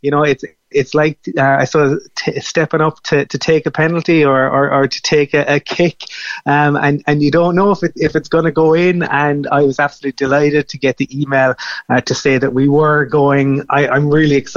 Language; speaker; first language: English; native; English